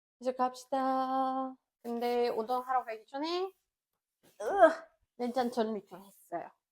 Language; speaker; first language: Korean; non-native, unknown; Russian